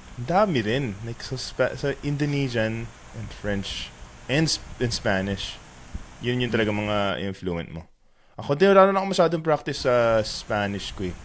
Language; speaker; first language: Filipino; native; Filipino